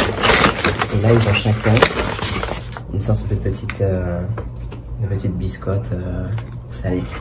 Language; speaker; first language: French; native; French